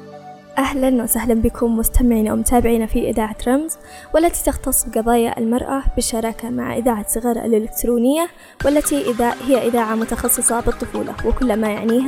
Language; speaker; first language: Arabic; native; Arabic